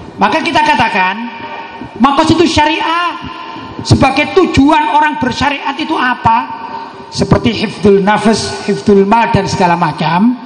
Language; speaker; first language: Indonesian; native; Indonesian